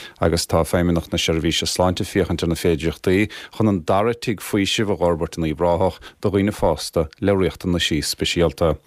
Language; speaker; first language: Irish; native; Irish